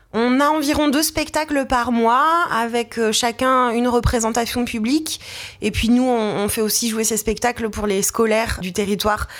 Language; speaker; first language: French; native; French